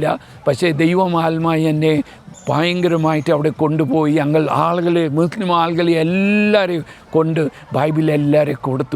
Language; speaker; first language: Malayalam; early bilingual, heritage; Malayalam